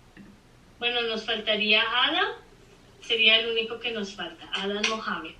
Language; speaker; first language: Spanish; non-native, fluent; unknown